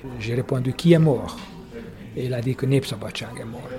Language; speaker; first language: French; non-native, fluent; Hungarian